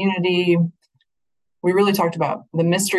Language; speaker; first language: English; native; English